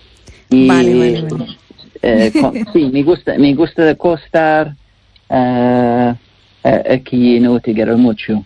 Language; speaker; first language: Spanish; non-native, learner; English